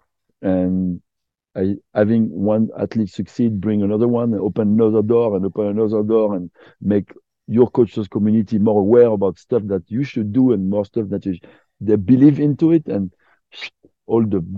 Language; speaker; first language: English; non-native, fluent; French